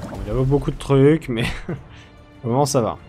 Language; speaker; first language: French; native; French